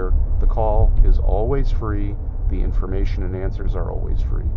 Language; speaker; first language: English; native; English